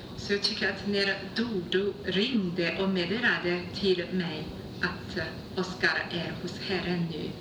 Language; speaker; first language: Swedish; non-native, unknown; Chinese